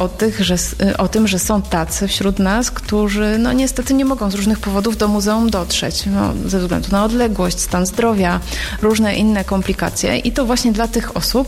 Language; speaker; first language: Polish; native; Polish